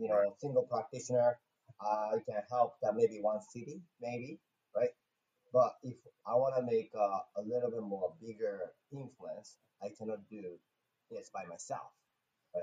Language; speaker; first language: English; non-native, fluent; Japanese